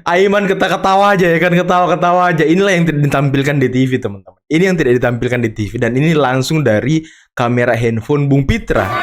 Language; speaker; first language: Indonesian; native; Indonesian